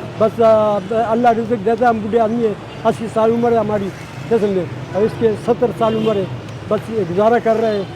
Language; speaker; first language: Urdu; non-native, local second language; Pashto